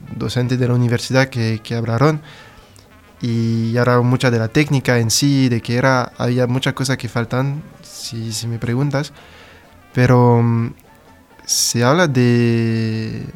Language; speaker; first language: Spanish; non-native, fluent; French